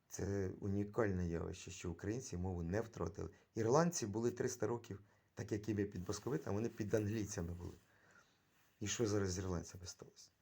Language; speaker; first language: Ukrainian; native; Ukrainian